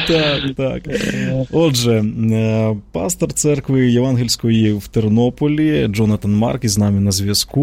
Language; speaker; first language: Ukrainian; native; Ukrainian